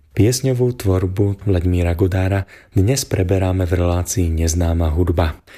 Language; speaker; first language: Slovak; native; Slovak